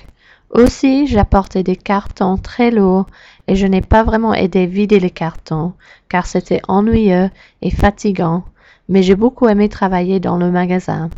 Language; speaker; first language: French; non-native, learner; English